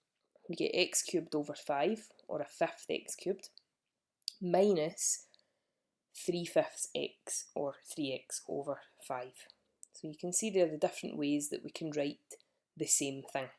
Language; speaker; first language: English; native; English